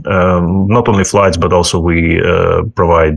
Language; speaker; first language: English; non-native, fluent; Ukrainian